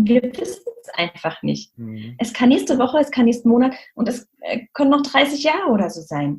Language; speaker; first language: German; native; German